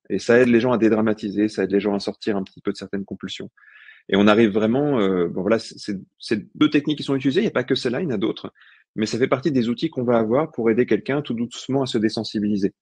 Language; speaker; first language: French; native; French